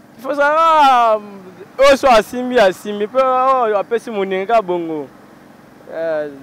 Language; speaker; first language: Lingala; native; Lingala